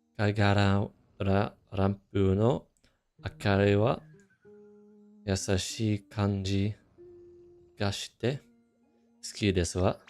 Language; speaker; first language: Japanese; non-native, fluent; English